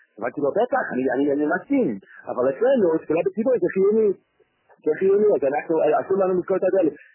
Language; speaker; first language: Hebrew; non-native, fluent; English